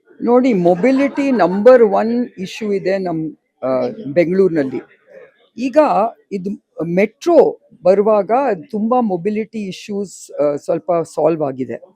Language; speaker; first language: Kannada; non-native, local second language; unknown